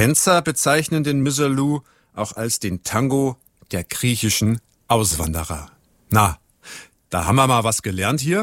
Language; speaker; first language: German; native; German